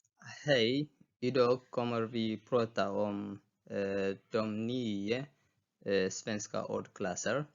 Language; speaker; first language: Swedish; non-native, fluent; Tigrinya